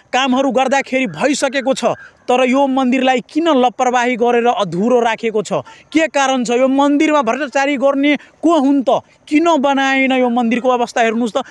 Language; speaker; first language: Nepali; non-native, local second language; Maithili